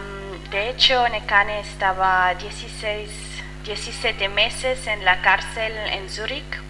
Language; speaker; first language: Spanish; non-native, fluent; French